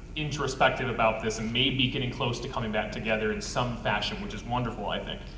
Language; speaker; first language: English; native; English